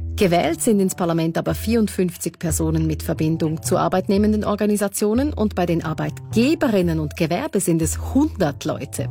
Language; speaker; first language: German; native; German